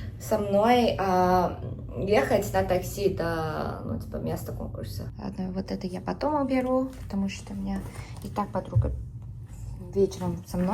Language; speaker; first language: Russian; non-native, fluent; Korean